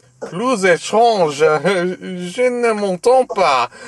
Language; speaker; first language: French; non-native, learner; English